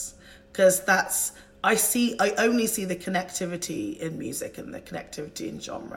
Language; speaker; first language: English; native; English